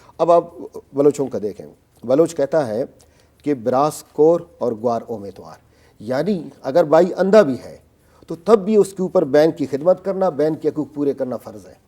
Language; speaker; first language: Urdu; non-native, local second language; Baluchi